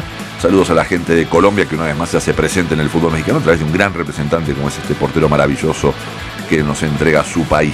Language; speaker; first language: Spanish; native; Spanish